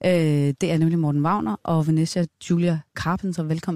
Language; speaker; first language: Danish; native; Danish